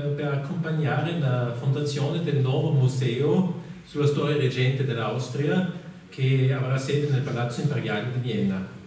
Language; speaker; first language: Italian; non-native, fluent; German